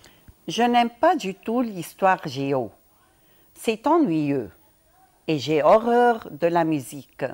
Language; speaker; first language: French; non-native, fluent; Arabic